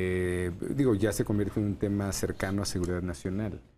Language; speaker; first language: Spanish; native; Spanish